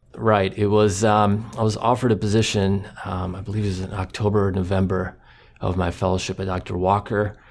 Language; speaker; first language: English; non-native, fluent; Croatian